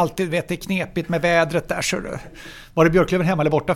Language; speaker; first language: Swedish; native; Swedish